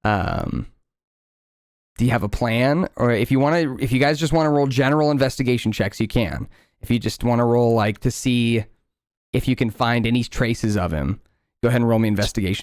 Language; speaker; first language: English; native; English